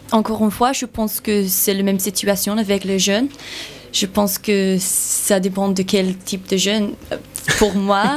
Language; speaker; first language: French; non-native, learner; English